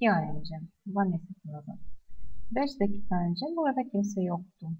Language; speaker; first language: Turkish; non-native, fluent; Russian